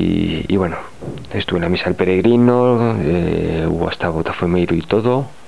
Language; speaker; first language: Spanish; native; Spanish